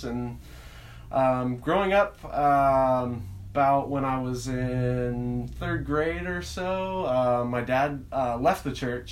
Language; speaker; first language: English; native; English